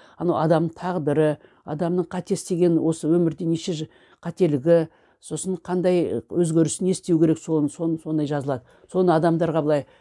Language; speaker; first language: Kazakh; native; Kazakh